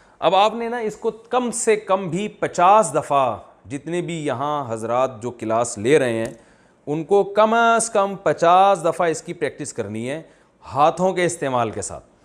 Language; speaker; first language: Urdu; native; Urdu